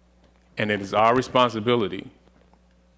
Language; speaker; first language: English; native; English